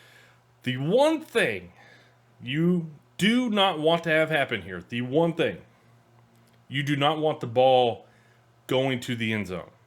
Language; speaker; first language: English; native; English